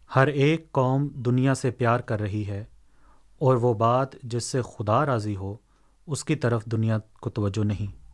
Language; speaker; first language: Urdu; native; Urdu